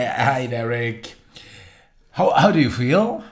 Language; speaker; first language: English; non-native, learner; German